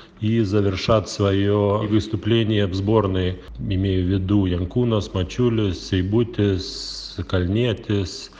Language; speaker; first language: Russian; non-native, local second language; Lithuanian